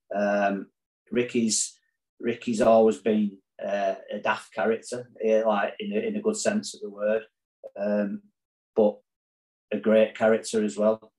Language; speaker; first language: English; native; English